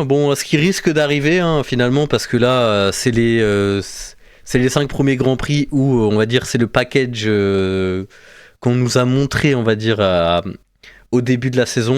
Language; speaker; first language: French; native; French